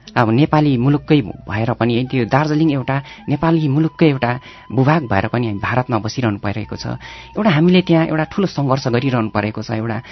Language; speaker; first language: Nepali; native; Nepali